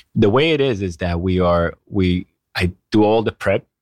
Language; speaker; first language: English; non-native, fluent; Hebrew